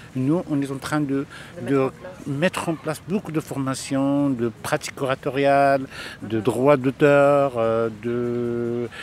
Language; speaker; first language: French; non-native, local second language; Arabic